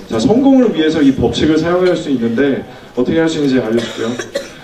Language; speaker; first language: Korean; early bilingual, heritage; Korean